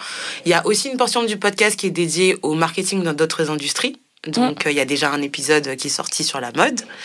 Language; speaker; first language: French; native; French